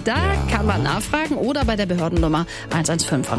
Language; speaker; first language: German; native; German